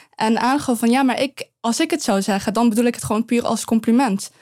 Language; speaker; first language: Dutch; early bilingual, other home language; Persian